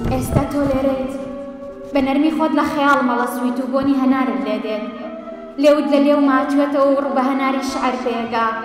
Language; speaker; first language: Danish; non-native, fluent; Central Kurdish